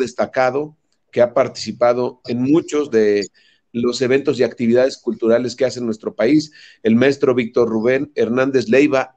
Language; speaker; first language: Spanish; native; Spanish